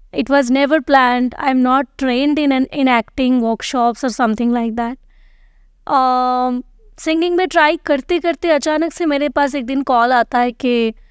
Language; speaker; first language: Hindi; non-native, local second language; Bangla